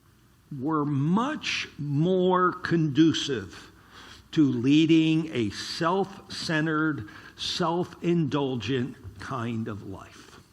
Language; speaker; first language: English; native; English